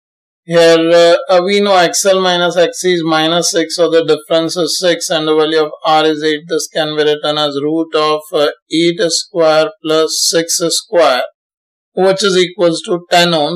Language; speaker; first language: English; non-native, local second language; Hindi